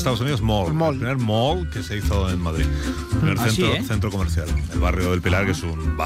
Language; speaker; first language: Spanish; native; Spanish